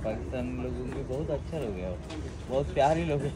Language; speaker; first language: Hindi; non-native, local second language; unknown